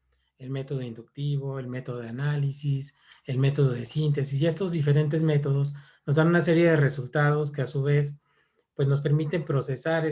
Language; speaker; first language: Spanish; native; Spanish